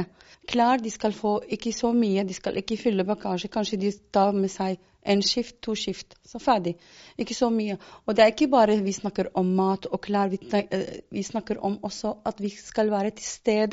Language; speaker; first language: Norwegian; non-native, fluent; Arabic